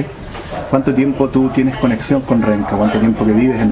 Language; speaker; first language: Spanish; native; Spanish